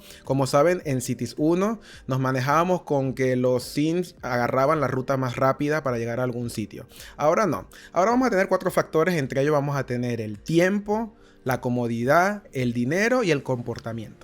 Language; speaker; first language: Spanish; native; Spanish